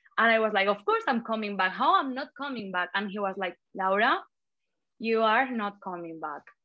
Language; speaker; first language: English; non-native, fluent; Spanish